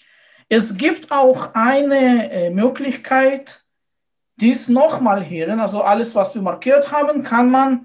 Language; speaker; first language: German; non-native, fluent; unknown